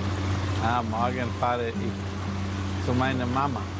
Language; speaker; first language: German; non-native, fluent; Serbian